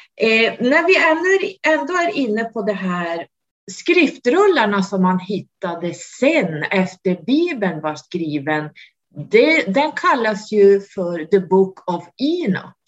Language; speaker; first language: Swedish; native; Swedish